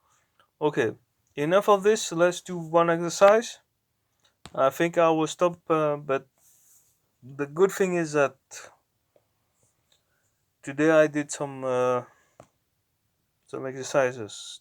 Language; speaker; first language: English; non-native, fluent; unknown